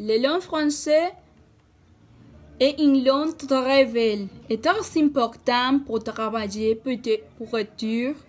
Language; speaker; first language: French; non-native, learner; Spanish